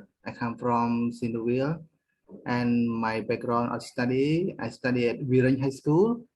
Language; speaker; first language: English; non-native, learner; Khmer